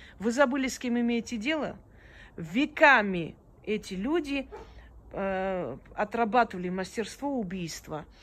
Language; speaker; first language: Russian; early bilingual, other home language; Armenian